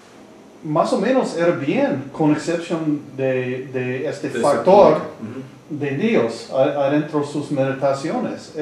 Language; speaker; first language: Spanish; non-native, learner; English